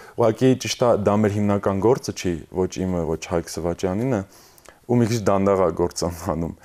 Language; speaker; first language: Armenian; early bilingual, heritage; Armenian